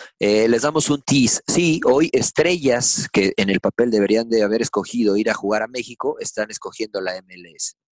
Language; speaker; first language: Spanish; early bilingual, heritage; Spanish